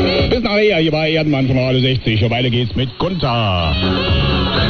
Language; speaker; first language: German; native; German